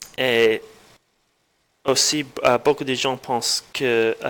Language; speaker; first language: French; non-native, learner; English